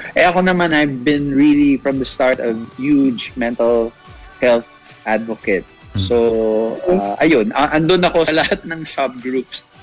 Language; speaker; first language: English; non-native, local second language; Filipino